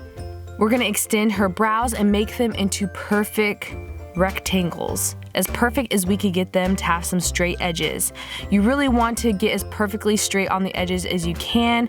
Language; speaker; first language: English; native; English